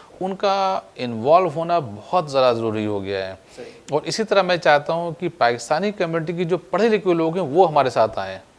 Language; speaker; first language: Urdu; native; Urdu